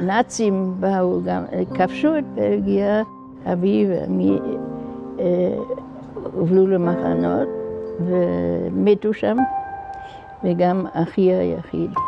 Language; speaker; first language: Hebrew; non-native, fluent; German